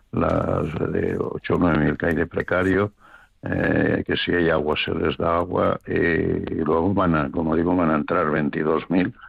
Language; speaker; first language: Spanish; native; Spanish